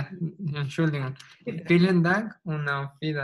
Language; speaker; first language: German; non-native, learner; Spanish